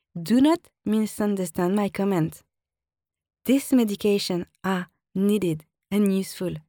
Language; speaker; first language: English; non-native, fluent; French